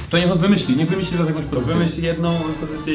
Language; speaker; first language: Polish; native; Polish